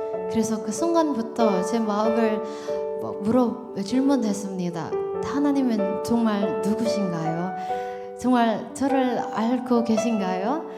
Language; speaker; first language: Korean; non-native, learner; Indonesian